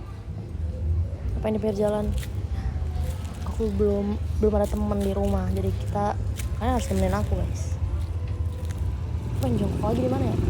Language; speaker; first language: Indonesian; native; Indonesian